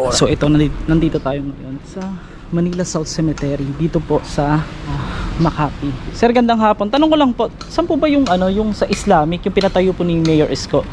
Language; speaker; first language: Filipino; native; Filipino